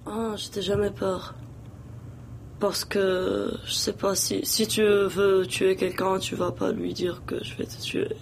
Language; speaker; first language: French; non-native, local second language; Arabic